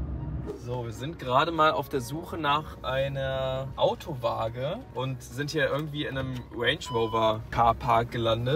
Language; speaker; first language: German; native; German